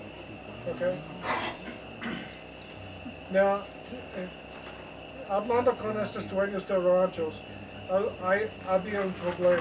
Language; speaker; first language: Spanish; non-native, learner; English